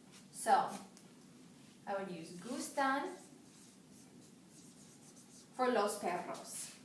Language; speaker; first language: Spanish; non-native, fluent; English